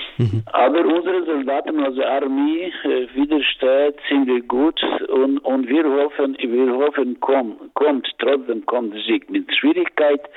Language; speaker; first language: German; non-native, learner; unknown